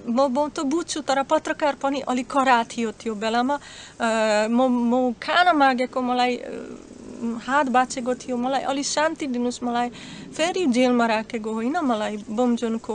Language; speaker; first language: Nepali; non-native, learner; Slovak